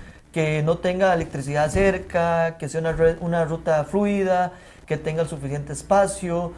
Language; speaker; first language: Spanish; native; Spanish